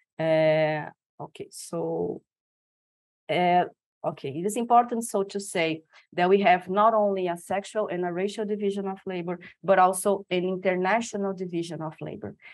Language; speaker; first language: English; non-native, fluent; Portuguese